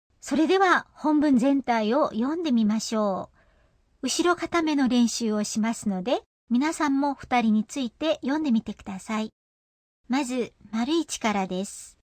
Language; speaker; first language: Japanese; non-native, fluent; Korean